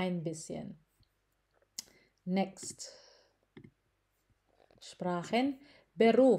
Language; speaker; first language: German; non-native, learner; Filipino